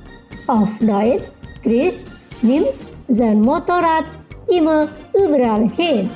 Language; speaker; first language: German; non-native, fluent; Indonesian